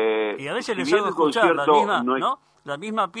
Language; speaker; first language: Spanish; native; Spanish